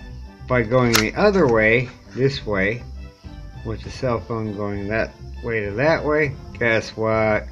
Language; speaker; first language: English; native; English